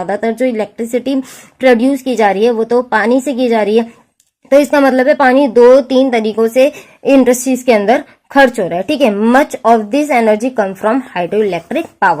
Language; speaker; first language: Hindi; native; Hindi